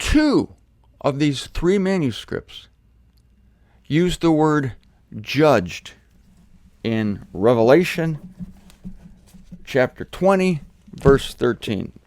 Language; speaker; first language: English; native; English